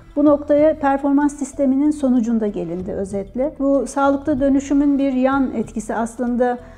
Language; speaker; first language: Turkish; native; Turkish